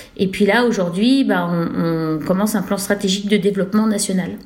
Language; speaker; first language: French; native; French